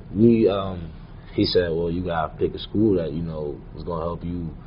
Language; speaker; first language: English; native; English